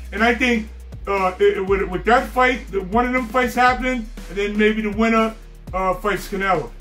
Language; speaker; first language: English; native; English